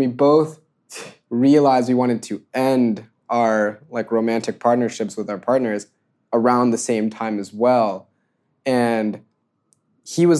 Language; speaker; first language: English; native; English